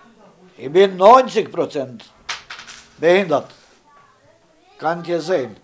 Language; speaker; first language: German; non-native, learner; Romany